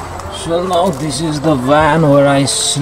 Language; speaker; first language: English; non-native, learner; Bangla